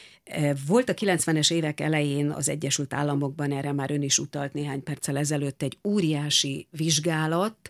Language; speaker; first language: Hungarian; native; Hungarian